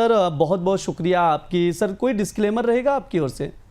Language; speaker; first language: Hindi; native; Hindi